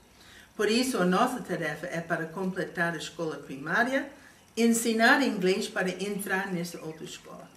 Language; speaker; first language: Portuguese; non-native, fluent; English